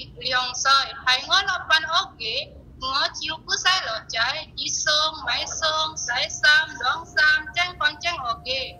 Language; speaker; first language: Cantonese; non-native, learner; Indonesian